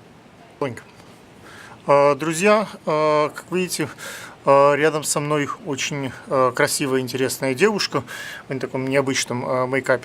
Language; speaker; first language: Russian; native; Russian